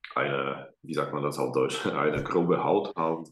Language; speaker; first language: German; non-native, fluent; Polish